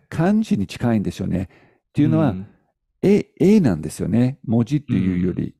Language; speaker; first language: Japanese; native; Japanese